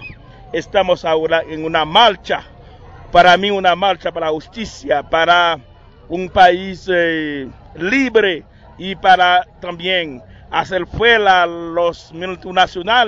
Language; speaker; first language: Spanish; non-native, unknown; Haitian Creole